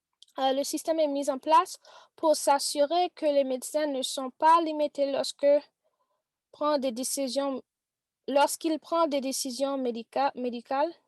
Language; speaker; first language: French; non-native, learner; English